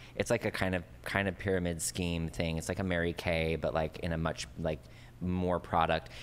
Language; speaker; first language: English; native; English